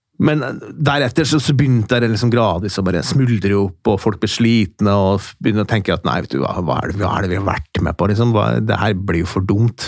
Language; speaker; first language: Norwegian; native; Norwegian